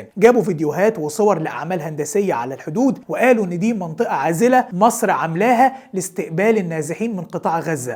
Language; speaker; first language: Arabic; native; Arabic